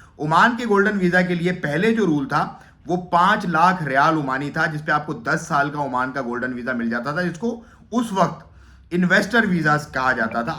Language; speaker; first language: Urdu; native; Urdu